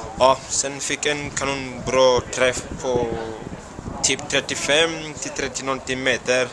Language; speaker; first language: Swedish; non-native, fluent; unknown